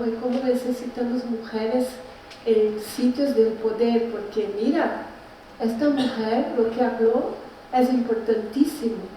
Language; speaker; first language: Spanish; non-native, learner; Portuguese